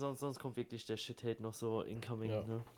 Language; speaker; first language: German; native; German